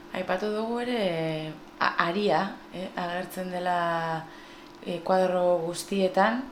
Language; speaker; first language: Basque; native; Basque